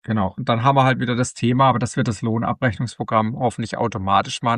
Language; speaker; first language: German; native; German